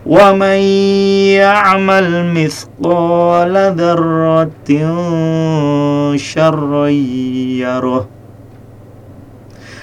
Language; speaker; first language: Arabic; non-native, fluent; Indonesian